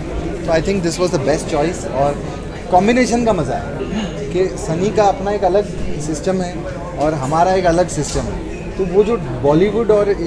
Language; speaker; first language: Hindi; native; Hindi